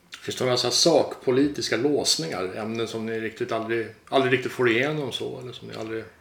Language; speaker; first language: Swedish; native; Swedish